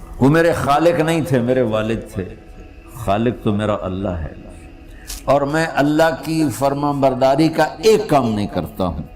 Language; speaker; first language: Urdu; non-native, local second language; Punjabi